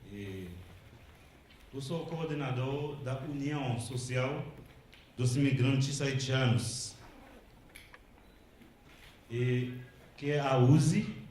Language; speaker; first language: Portuguese; non-native, local second language; Haitian Creole